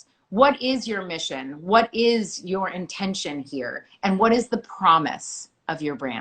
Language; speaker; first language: English; native; English